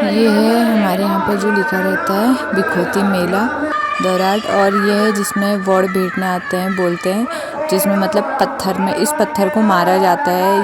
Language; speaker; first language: Hindi; native; Hindi